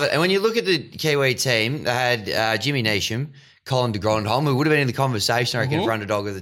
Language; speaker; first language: English; native; English